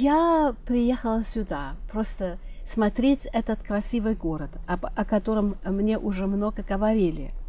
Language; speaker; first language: Russian; non-native, fluent; German